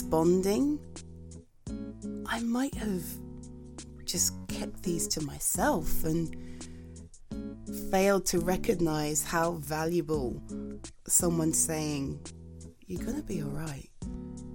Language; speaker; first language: English; native; English